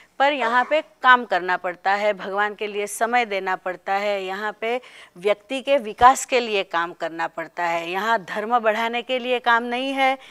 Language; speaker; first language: Hindi; non-native, local second language; Marathi